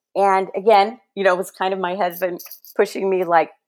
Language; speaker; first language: English; early bilingual, other home language; Spanish